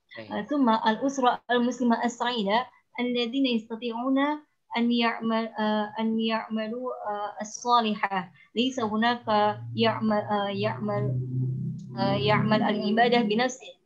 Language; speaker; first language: Arabic; non-native, learner; Indonesian